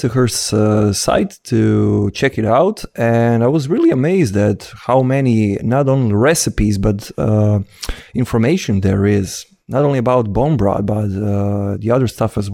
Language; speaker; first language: English; non-native, fluent; Croatian